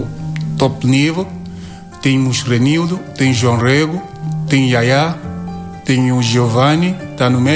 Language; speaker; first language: Portuguese; non-native, learner; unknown